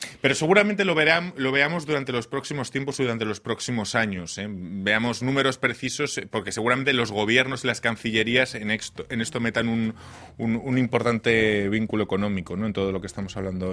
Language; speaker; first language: Spanish; native; Spanish